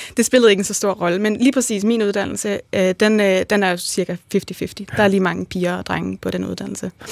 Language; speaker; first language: Danish; native; Danish